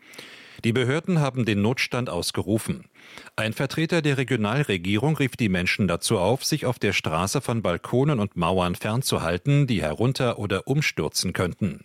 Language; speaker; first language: German; native; German